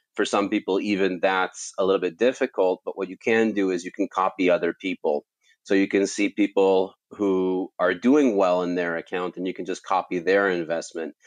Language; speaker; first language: English; native; English